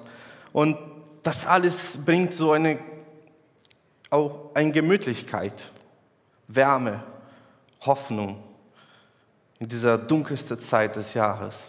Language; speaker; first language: German; non-native, fluent; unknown